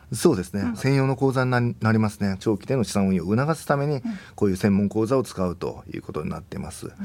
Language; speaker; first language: Japanese; native; Japanese